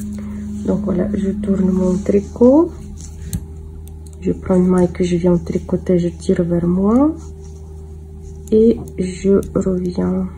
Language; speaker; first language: French; non-native, fluent; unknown